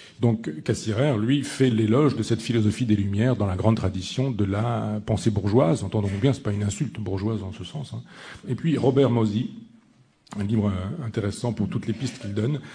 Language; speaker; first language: French; native; French